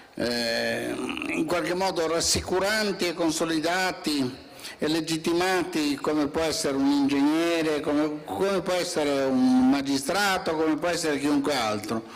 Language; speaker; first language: Italian; native; Italian